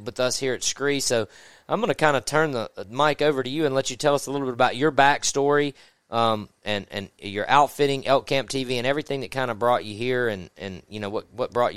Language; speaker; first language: English; native; English